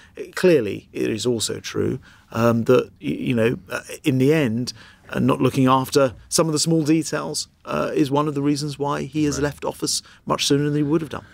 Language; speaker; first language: English; native; English